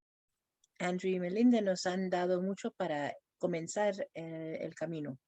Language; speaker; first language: Spanish; non-native, fluent; English